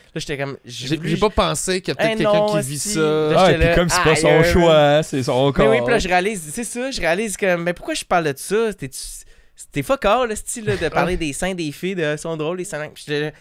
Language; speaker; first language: French; native; French